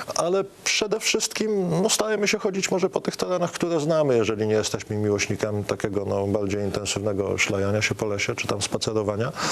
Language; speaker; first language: Polish; native; Polish